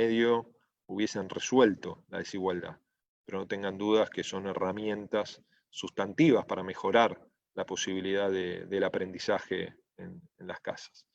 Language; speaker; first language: Spanish; native; Spanish